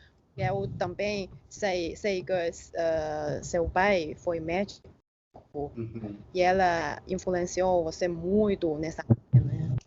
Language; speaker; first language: Portuguese; non-native, fluent; Chinese